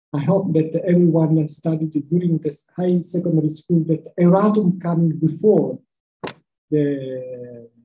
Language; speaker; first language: English; non-native, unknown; Italian